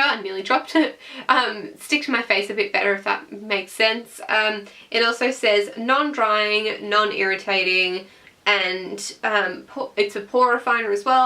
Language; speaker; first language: English; native; English